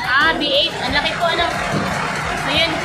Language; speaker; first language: Filipino; native; Filipino